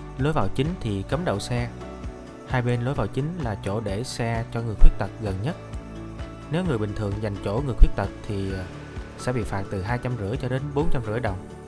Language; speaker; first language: Vietnamese; native; Vietnamese